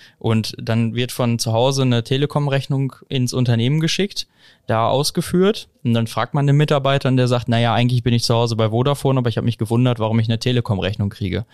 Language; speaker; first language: German; native; German